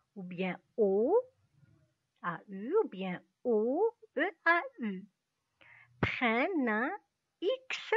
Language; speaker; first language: French; non-native, local second language; Arabic